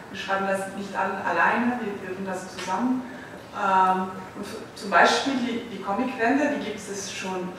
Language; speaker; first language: German; non-native, fluent; Dutch